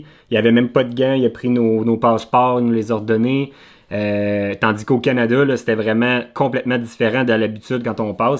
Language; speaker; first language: French; native; French